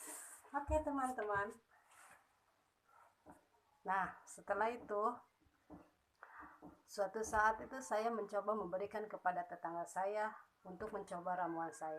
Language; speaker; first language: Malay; non-native, local second language; Sundanese